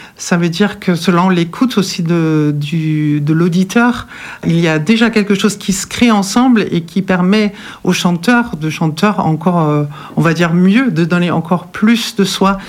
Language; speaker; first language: French; non-native, fluent; German